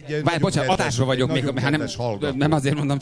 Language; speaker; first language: Hungarian; native; Hungarian